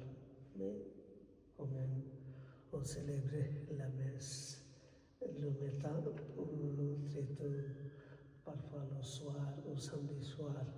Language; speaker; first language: French; non-native, fluent; Bangla